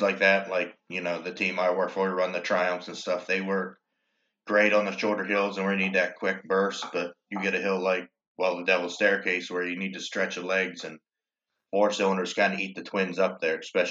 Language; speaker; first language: English; native; English